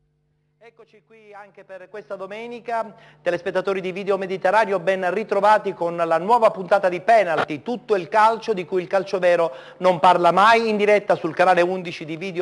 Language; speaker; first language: Italian; native; Italian